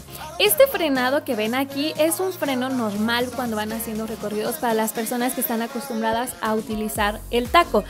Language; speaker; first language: Spanish; native; Spanish